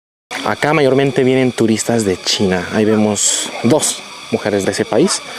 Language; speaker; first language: Spanish; native; Spanish